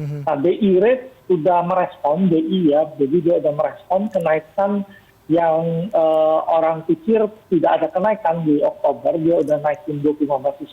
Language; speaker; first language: Indonesian; native; Indonesian